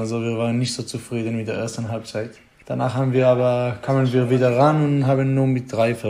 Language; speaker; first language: German; non-native, fluent; Hebrew